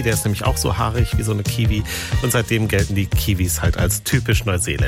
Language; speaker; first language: German; native; German